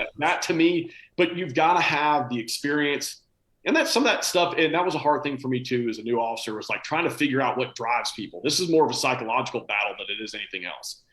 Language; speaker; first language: English; native; English